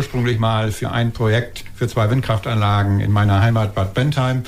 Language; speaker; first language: German; native; German